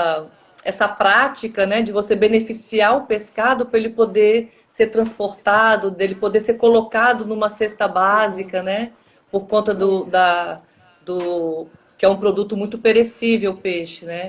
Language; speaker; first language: Portuguese; native; Portuguese